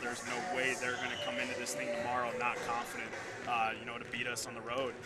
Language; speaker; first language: English; native; English